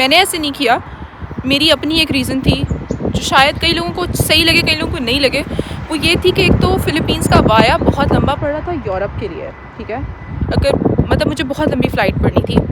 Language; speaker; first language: Urdu; native; Urdu